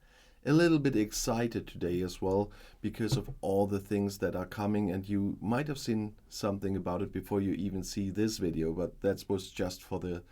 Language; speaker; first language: English; non-native, fluent; German